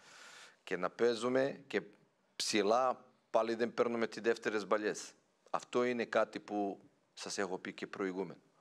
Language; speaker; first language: Greek; non-native, fluent; Serbian